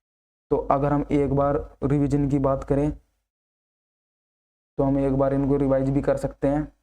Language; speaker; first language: Hindi; native; Hindi